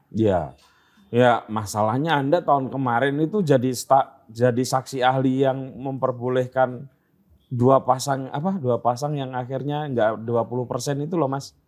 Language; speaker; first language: Indonesian; native; Indonesian